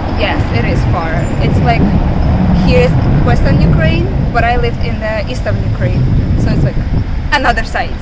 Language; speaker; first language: English; non-native, fluent; Ukrainian